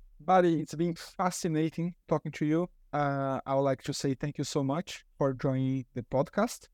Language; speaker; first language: English; non-native, fluent; Portuguese